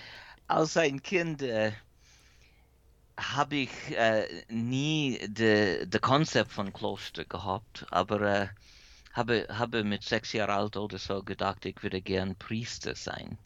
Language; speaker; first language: German; early bilingual, heritage; English